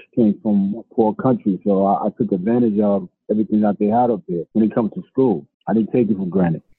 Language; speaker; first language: English; non-native, fluent; Spanish